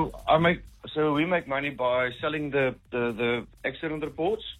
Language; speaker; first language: English; non-native, local second language; Afrikaans